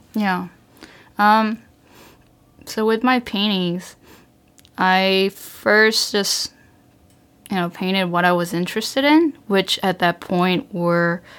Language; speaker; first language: English; early bilingual, other home language; Korean